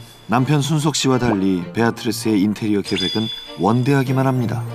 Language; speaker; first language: Korean; native; Korean